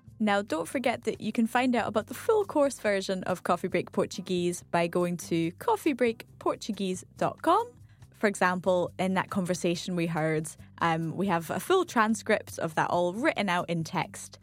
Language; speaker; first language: English; native; English